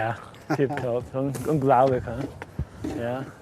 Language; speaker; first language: German; non-native, learner; English